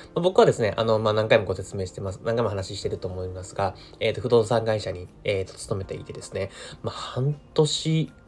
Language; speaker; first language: Japanese; native; Japanese